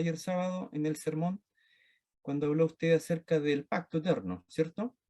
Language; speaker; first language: Spanish; native; Spanish